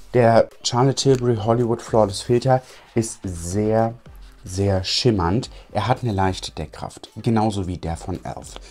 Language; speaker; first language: German; native; German